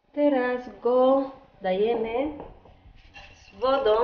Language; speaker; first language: Polish; non-native, learner; Spanish